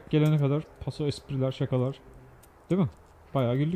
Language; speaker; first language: Turkish; native; Turkish